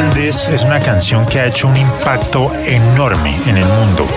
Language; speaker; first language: Spanish; native; Spanish